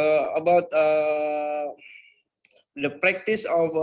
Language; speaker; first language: English; non-native, fluent; Indonesian